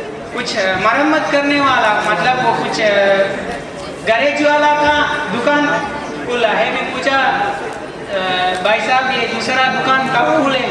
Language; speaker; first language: Hindi; non-native, learner; Sinhala